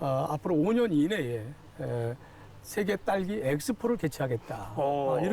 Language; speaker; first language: Korean; native; Korean